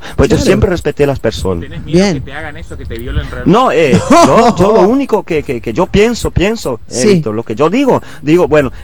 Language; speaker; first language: Spanish; native; Spanish